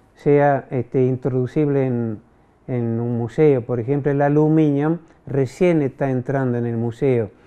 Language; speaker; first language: Spanish; non-native, fluent; French